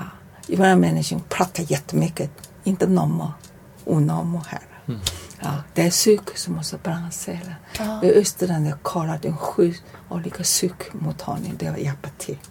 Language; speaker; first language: Swedish; non-native, learner; Chinese